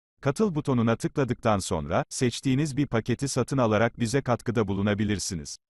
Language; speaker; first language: Turkish; native; Turkish